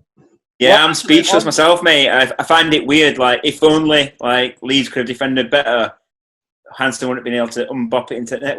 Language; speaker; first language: English; native; English